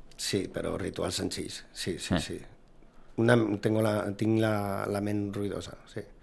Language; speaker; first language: Catalan; native; Catalan